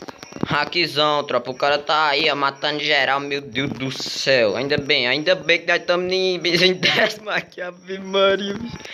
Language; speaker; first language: Portuguese; native; Portuguese